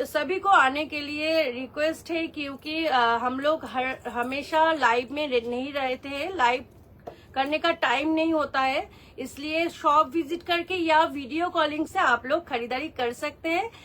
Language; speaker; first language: Hindi; non-native, local second language; Bangla